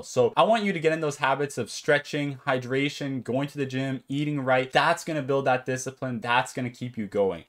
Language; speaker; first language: English; native; English